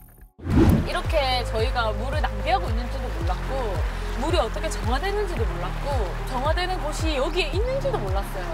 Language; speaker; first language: Korean; native; Korean